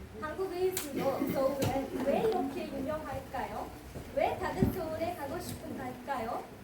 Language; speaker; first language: Korean; non-native, learner; Uzbek